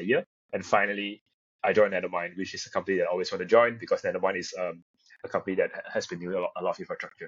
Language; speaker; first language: English; non-native, local second language; Chinese